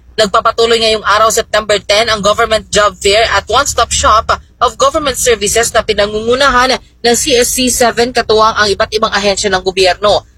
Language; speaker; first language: Filipino; non-native, local second language; Cebuano